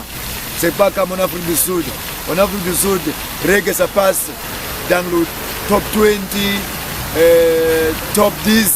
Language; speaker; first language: French; non-native, learner; English